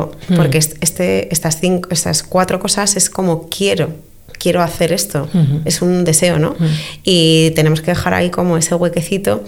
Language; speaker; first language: Spanish; native; Spanish